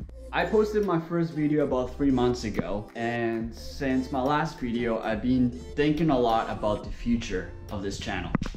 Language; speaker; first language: English; early bilingual, other home language; Spanish